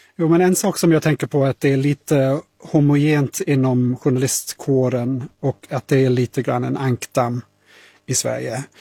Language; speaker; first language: Swedish; non-native, fluent; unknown